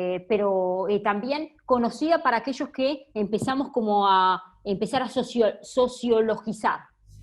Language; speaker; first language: Spanish; native; Spanish